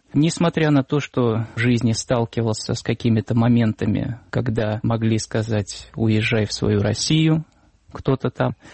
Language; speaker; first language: Russian; native; Russian